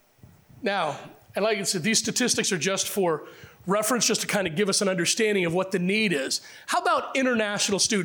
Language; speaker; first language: English; native; English